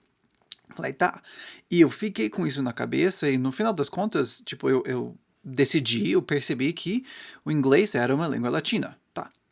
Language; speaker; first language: Portuguese; non-native, fluent; English